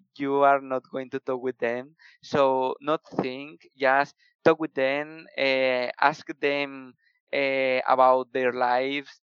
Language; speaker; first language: English; non-native, fluent; Spanish